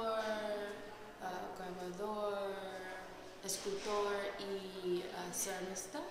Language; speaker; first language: Spanish; non-native, learner; English